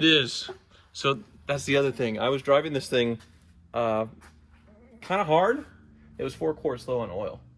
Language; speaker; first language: English; native; English